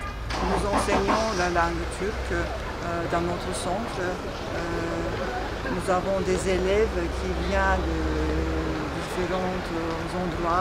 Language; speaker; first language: French; non-native, fluent; Turkish